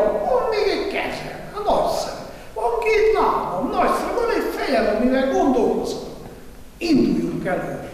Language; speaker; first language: Hungarian; non-native, fluent; Italian